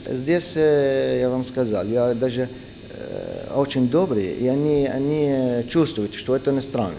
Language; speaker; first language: Russian; non-native, learner; Arabic